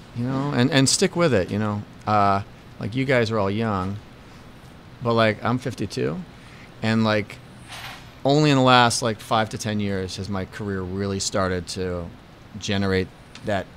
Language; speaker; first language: English; native; English